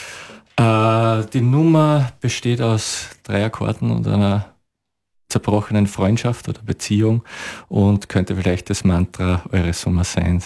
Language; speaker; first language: German; native; German